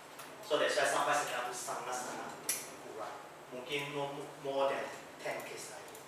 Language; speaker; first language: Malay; non-native, local second language; Chinese